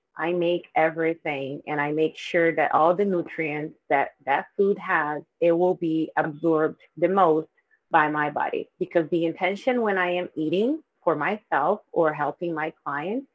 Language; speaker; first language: English; non-native, fluent; Portuguese